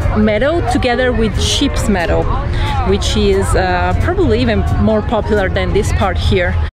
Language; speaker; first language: English; non-native, fluent; Italian